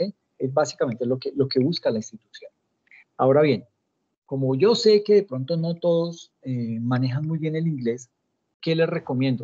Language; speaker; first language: Spanish; native; Spanish